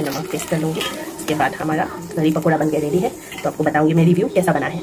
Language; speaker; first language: Hindi; native; Hindi